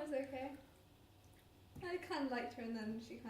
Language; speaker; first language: English; native; English